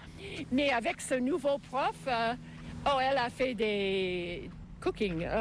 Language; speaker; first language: French; non-native, local second language; English